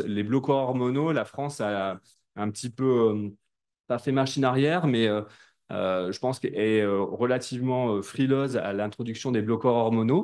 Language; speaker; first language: French; native; French